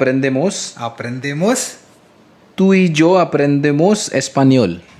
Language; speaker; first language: Spanish; non-native, learner; Hindi